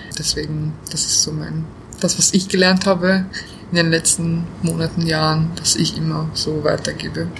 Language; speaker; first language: German; early bilingual, other home language; Bosnian